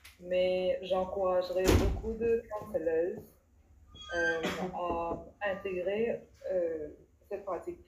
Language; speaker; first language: French; non-native, local second language; Morisyen